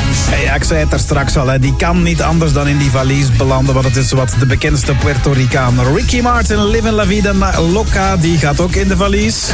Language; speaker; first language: Dutch; native; Dutch